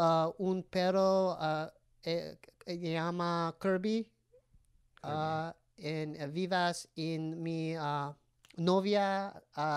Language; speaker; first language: Spanish; non-native, learner; English